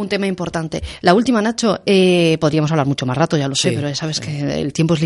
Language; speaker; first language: Spanish; native; Spanish